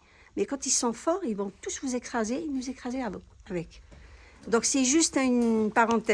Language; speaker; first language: French; non-native, local second language; Kabyle